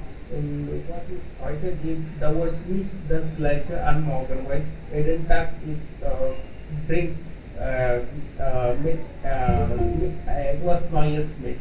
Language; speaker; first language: German; non-native, learner; Hindi